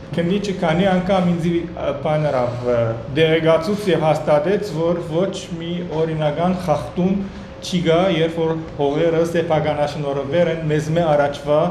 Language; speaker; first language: Armenian; early bilingual, heritage; Armenian